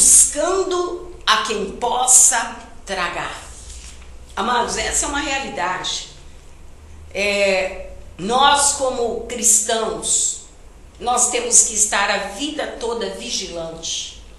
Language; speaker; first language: Portuguese; native; Portuguese